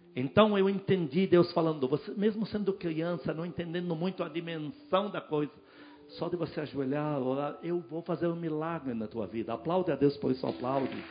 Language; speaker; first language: Portuguese; non-native, fluent; Arabic